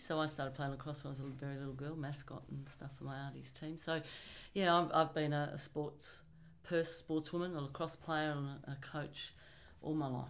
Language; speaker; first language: English; native; English